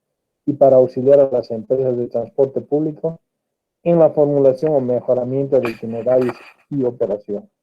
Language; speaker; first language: Spanish; native; Spanish